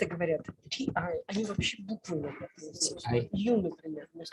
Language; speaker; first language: Russian; native; Russian